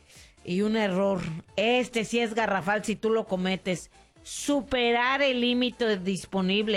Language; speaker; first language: Spanish; native; Spanish